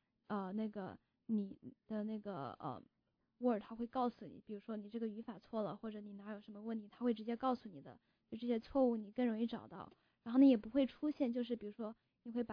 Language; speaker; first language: Chinese; early bilingual, heritage; Chinese